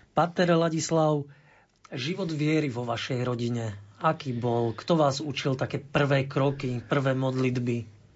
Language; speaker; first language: Slovak; native; Slovak